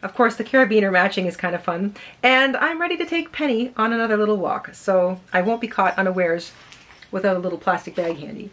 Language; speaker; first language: English; native; English